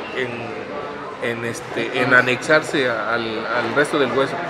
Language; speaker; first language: Spanish; native; Spanish